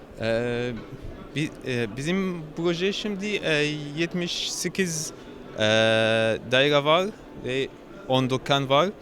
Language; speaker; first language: Turkish; non-native, learner; Arabic